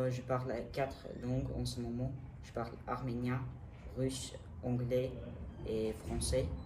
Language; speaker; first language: French; non-native, learner; Armenian